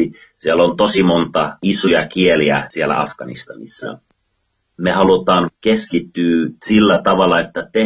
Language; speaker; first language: Finnish; non-native, fluent; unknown